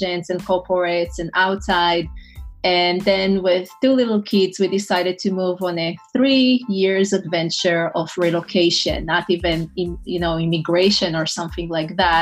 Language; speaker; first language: English; non-native, fluent; Hebrew